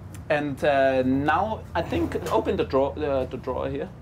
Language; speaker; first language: English; non-native, fluent; German